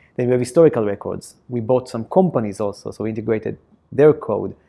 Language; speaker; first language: English; non-native, fluent; Hebrew